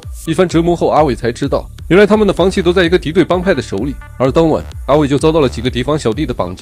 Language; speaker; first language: Chinese; native; Chinese